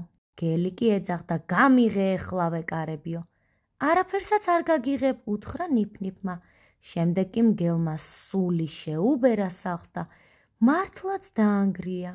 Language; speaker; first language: Georgian; native; Georgian